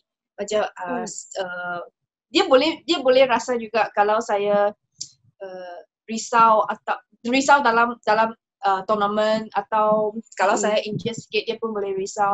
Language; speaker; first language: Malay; non-native, local second language; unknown